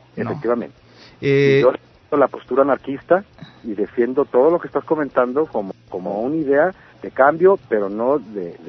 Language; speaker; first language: Spanish; native; Spanish